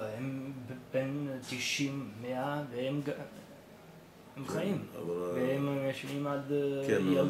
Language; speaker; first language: Hebrew; non-native, fluent; English